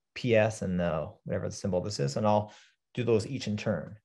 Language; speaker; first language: English; native; English